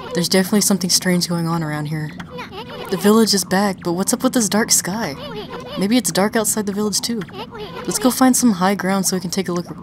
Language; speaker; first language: English; native; English